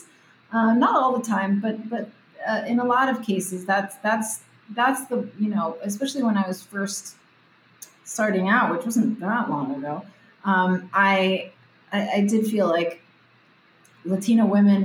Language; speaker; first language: English; early bilingual, other home language; Spanish